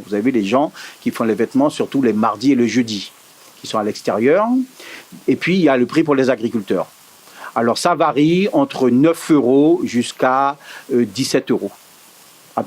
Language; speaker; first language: French; native; French